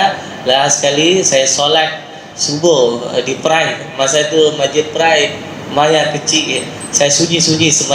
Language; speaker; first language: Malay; non-native, local second language; Tamil